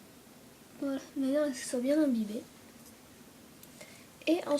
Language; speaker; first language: French; native; French